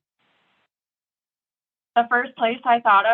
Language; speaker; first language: English; native; English